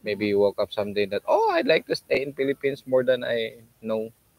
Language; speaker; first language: English; non-native, local second language; Filipino